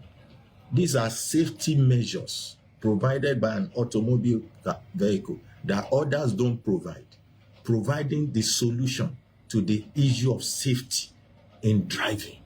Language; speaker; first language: English; non-native, local second language; Yoruba